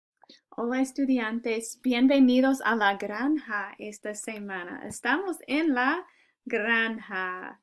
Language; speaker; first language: Spanish; non-native, fluent; English